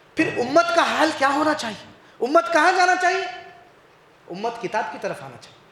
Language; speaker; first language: Urdu; native; Urdu